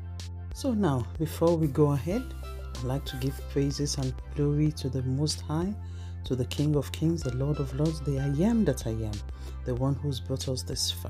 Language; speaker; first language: English; non-native, local second language; Yoruba